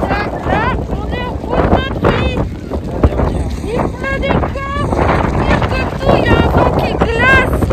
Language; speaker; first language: French; native; French